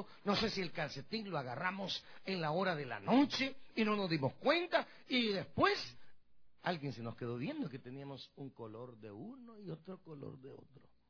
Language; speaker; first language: Spanish; native; Spanish